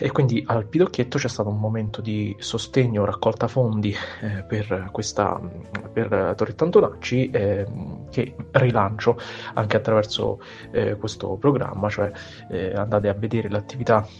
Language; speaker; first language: Italian; native; Italian